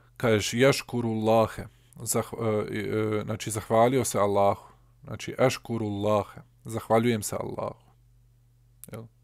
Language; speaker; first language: Bosnian; early bilingual, heritage; Bosnian